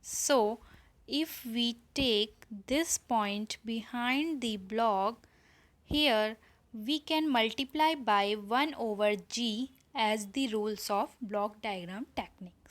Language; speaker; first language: English; non-native, local second language; Hindi